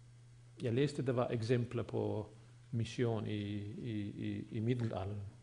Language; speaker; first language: Swedish; non-native, fluent; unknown